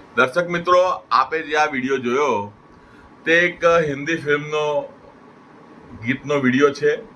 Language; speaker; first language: Gujarati; non-native, local second language; Punjabi